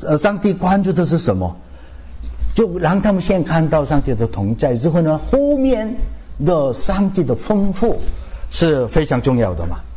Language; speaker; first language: Chinese; non-native, fluent; Korean